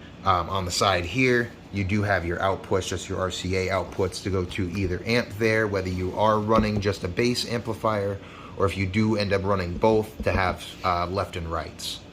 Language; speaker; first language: English; native; English